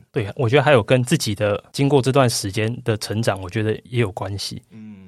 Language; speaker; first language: Chinese; native; Chinese